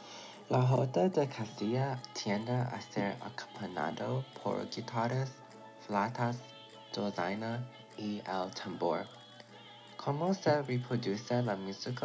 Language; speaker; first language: Spanish; non-native, learner; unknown